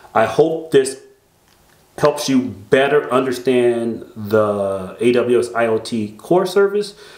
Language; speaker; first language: English; native; English